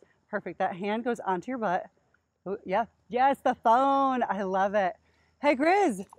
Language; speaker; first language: English; native; English